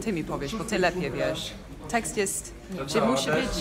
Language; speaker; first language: Polish; non-native, fluent; English